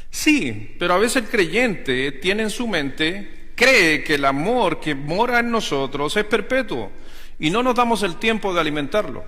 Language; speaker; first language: Spanish; native; Spanish